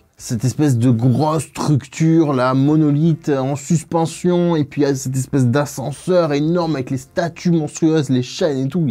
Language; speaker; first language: French; native; French